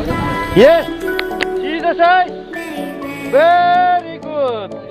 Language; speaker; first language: English; non-native, fluent; Filipino